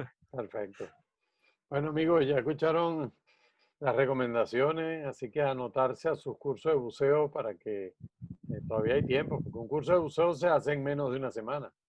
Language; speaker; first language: Spanish; native; Spanish